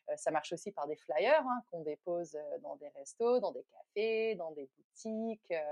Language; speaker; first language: French; non-native, fluent; Dutch